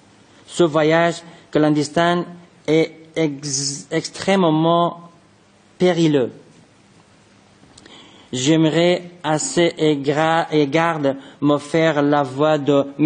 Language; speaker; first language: French; non-native, fluent; Persian